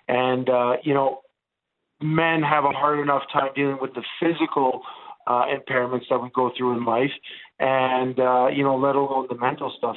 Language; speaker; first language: English; non-native, fluent; Italian